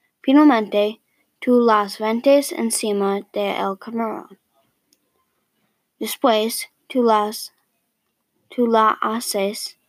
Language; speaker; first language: Spanish; non-native, learner; English